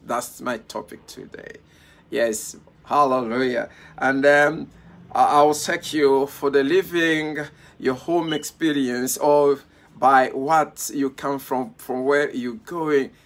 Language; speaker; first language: English; non-native, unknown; Lingala